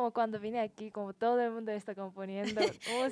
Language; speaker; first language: Spanish; non-native, learner; Japanese